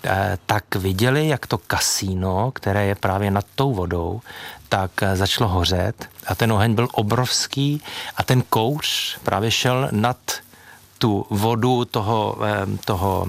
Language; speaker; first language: Czech; native; Czech